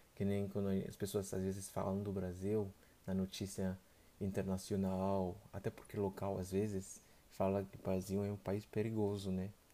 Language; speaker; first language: Portuguese; non-native, fluent; Haitian Creole